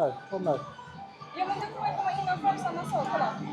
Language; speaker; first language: Swedish; early bilingual, other home language; Mongolian